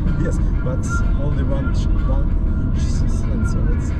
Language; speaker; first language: English; non-native, learner; German